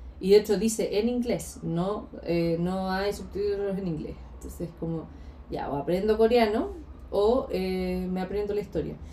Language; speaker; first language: Spanish; native; Spanish